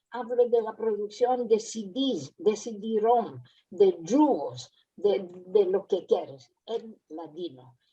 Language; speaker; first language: Spanish; early bilingual, heritage; Spanish